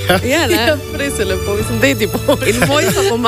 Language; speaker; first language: Slovenian; native; Slovenian